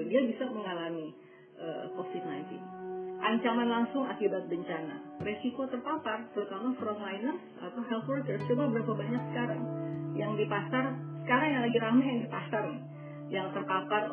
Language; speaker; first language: Indonesian; native; Indonesian